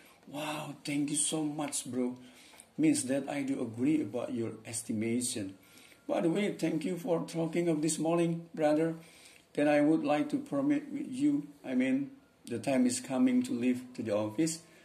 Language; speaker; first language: English; non-native, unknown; Indonesian